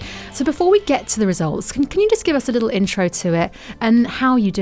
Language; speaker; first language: English; native; English